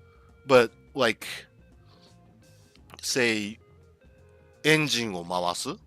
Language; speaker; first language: Japanese; non-native, learner; English